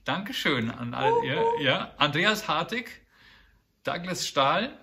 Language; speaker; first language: German; native; German